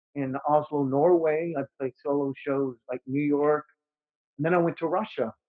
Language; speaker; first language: English; native; English